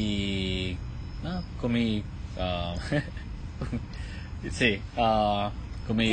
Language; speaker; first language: Spanish; non-native, fluent; English